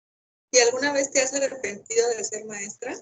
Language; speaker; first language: Spanish; native; Spanish